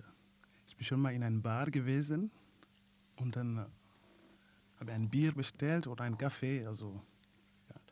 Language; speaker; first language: German; non-native, learner; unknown